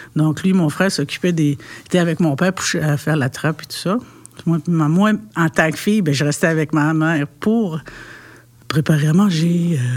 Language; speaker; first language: French; non-native, local second language; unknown